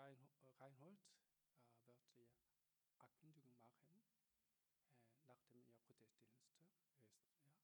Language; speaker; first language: German; non-native, learner; Korean